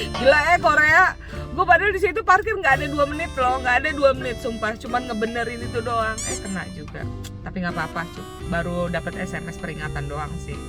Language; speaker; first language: Indonesian; native; Indonesian